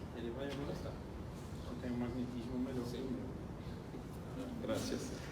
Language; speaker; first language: Portuguese; non-native, learner; French